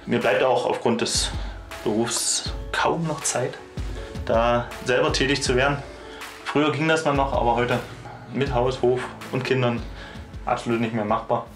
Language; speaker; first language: German; native; German